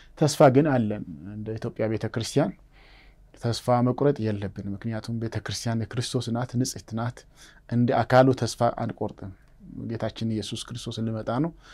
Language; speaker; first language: Amharic; non-native, local second language; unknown